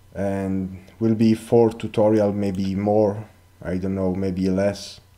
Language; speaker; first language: English; non-native, learner; Italian